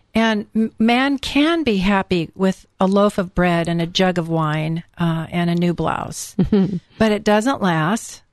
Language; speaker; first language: English; native; English